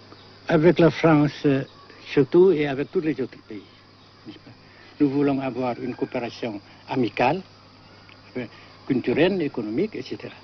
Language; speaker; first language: French; non-native, fluent; Vietnamese